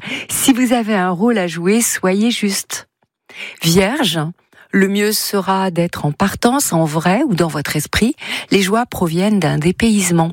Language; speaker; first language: French; native; French